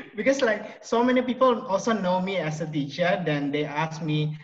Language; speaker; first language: English; non-native, fluent; Indonesian